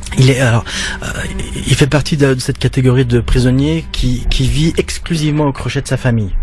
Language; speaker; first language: French; native; French